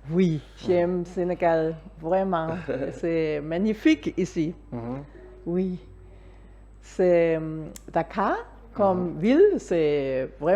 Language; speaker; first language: French; non-native, fluent; Danish